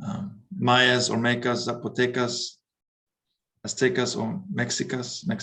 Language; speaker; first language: Spanish; non-native, learner; English